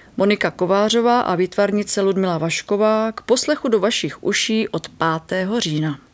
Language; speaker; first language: Czech; native; Czech